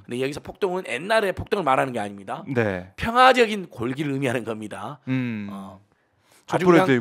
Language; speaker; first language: Korean; native; Korean